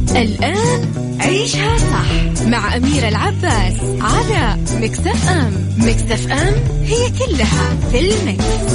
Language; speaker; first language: Arabic; native; Arabic